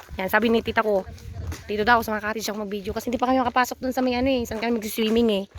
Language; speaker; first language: Filipino; non-native, local second language; Iloko